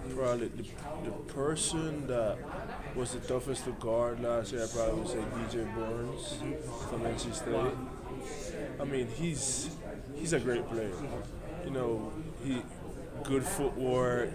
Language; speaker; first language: English; non-native, fluent; Spanish